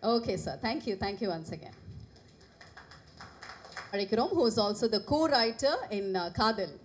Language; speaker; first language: Tamil; native; Tamil